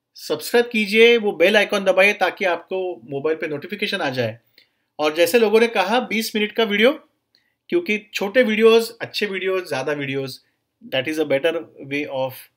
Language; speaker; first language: Hindi; non-native, local second language; Marathi